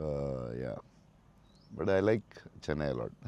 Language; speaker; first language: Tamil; non-native, local second language; Telugu